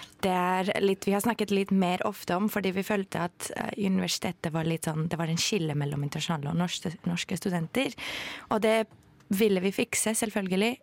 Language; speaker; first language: Norwegian; non-native, fluent; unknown